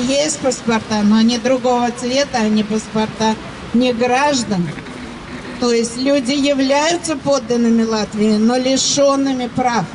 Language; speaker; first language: Russian; native; Russian